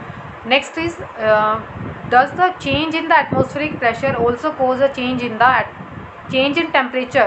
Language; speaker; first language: English; non-native, local second language; Hindi